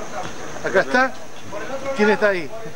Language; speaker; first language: Spanish; native; Spanish